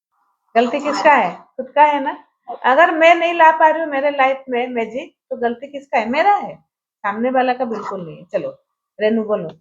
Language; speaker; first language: Hindi; non-native, local second language; Odia